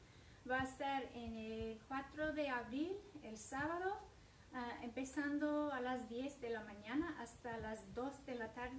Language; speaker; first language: Spanish; non-native, fluent; English